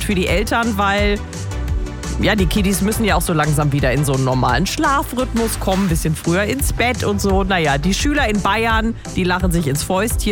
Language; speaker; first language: German; native; German